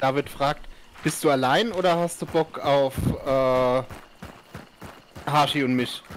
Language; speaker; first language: German; native; German